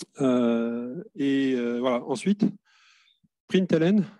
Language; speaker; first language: French; native; French